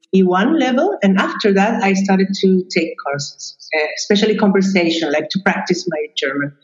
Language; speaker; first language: English; non-native, fluent; Spanish